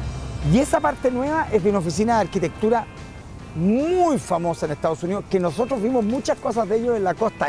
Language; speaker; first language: Spanish; native; Spanish